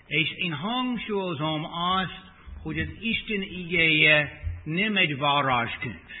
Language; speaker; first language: Hungarian; non-native, fluent; English